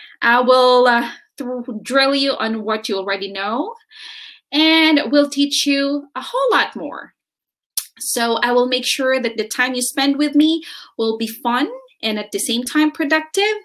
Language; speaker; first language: English; non-native, local second language; Filipino